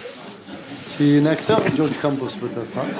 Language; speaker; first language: French; non-native, learner; Arabic